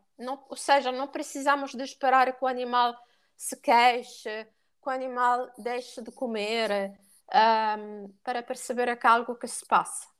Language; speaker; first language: Portuguese; non-native, fluent; Italian